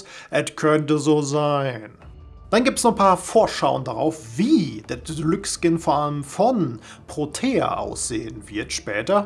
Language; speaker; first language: German; native; German